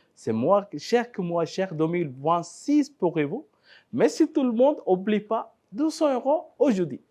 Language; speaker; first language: French; non-native, learner; Tamil